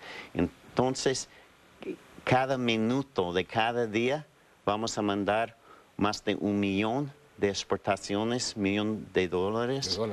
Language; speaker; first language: Spanish; non-native, fluent; English